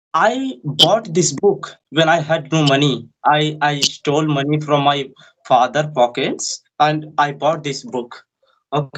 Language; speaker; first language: English; non-native, learner; Hindi